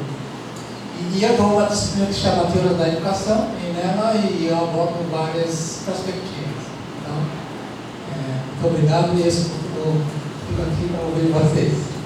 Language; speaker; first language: Portuguese; non-native, fluent; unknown